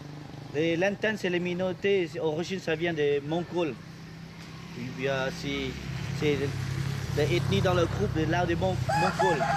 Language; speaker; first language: French; non-native, local second language; Lao